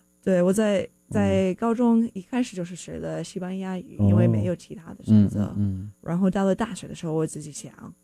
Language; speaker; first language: Chinese; non-native, fluent; English